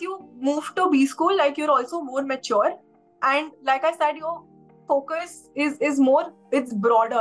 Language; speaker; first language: English; non-native, local second language; Hindi